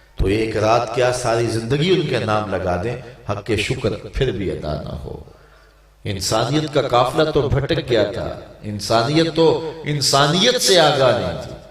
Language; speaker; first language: Urdu; non-native, local second language; Punjabi